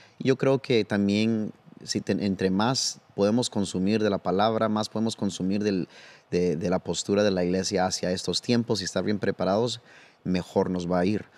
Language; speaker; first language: Spanish; early bilingual, heritage; Spanish